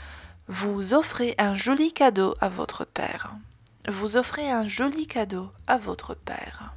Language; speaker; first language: French; non-native, fluent; Polish